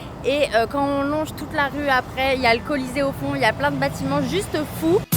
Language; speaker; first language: French; native; French